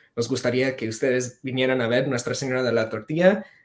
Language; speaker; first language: Spanish; early bilingual, heritage; Spanish